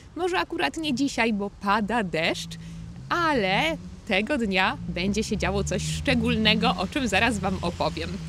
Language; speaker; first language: Polish; native; Polish